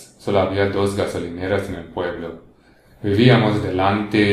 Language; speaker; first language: Spanish; non-native, learner; English